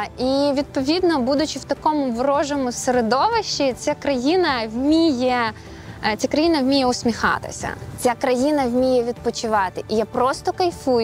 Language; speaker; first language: Ukrainian; native; Ukrainian